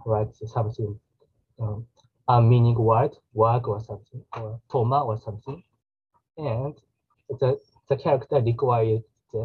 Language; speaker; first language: English; non-native, learner; Japanese